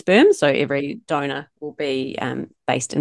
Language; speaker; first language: English; native; English